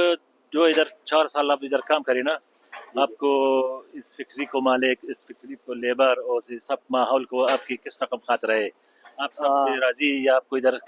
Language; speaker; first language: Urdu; non-native, learner; Pashto